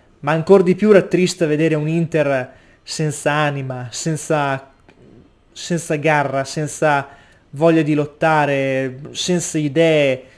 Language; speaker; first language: Italian; native; Italian